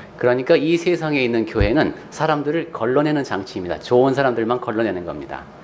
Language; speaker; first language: Korean; native; Korean